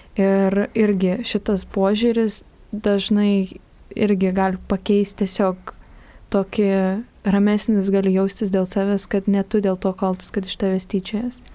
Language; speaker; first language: Lithuanian; native; Lithuanian